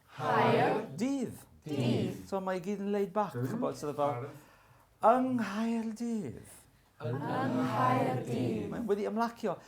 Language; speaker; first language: Welsh; native; Welsh